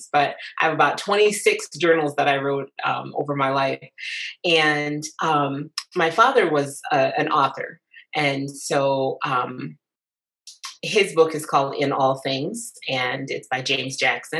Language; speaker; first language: English; native; English